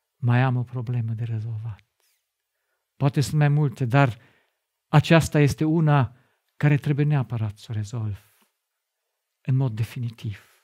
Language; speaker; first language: Romanian; non-native, fluent; German